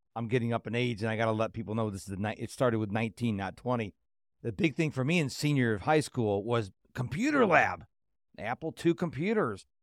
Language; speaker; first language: English; early bilingual, other home language; Polish